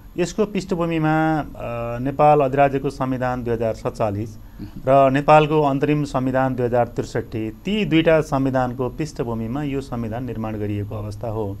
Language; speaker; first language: Nepali; native; Nepali